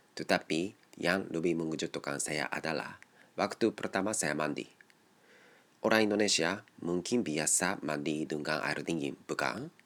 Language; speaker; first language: Indonesian; non-native, learner; Japanese